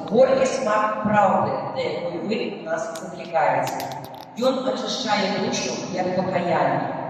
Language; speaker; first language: Belarusian; native; Belarusian